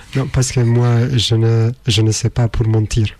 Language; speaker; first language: French; non-native, learner; Albanian